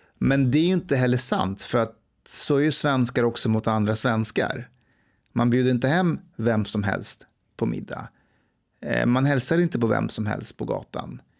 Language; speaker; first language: Swedish; early bilingual, other home language; Persian